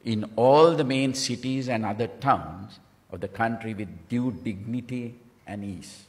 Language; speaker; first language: English; non-native, local second language; Sinhala